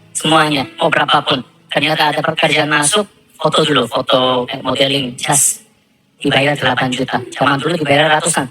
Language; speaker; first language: Indonesian; non-native, fluent; Korean